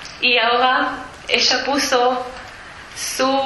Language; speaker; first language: Spanish; early bilingual, heritage; Spanish